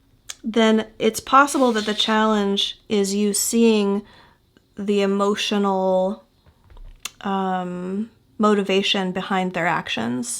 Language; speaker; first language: English; native; English